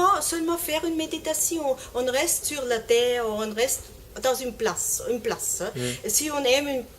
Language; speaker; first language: French; non-native, learner; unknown